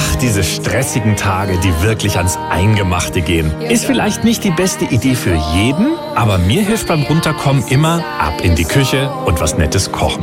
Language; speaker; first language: German; native; German